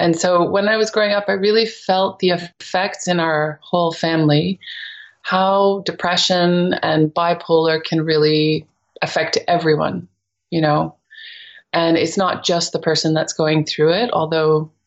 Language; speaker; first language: English; native; English